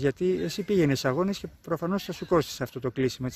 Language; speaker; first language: Greek; native; Greek